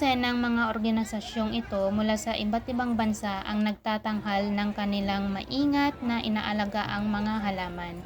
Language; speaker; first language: Filipino; native; Filipino